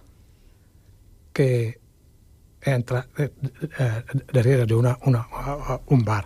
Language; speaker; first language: Catalan; non-native, fluent; Wolof